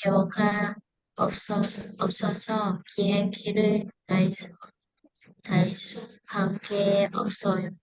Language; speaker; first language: Korean; non-native, learner; Vietnamese